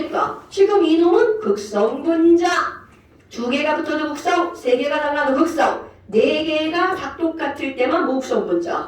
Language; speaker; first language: Korean; native; Korean